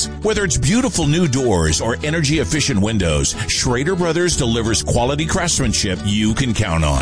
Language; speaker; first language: English; native; English